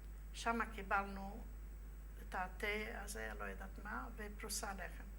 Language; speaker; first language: Hebrew; non-native, fluent; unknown